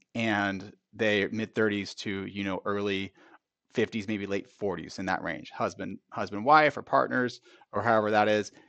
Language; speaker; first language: English; native; English